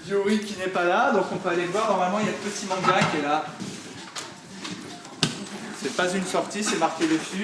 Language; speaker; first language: French; native; French